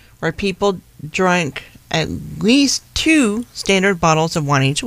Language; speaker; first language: English; native; English